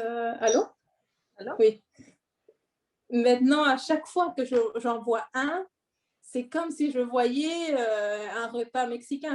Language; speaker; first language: French; non-native, fluent; Spanish